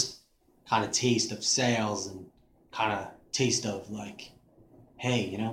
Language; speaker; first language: English; native; English